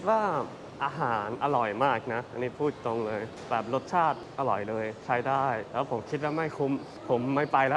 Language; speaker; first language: Thai; non-native, fluent; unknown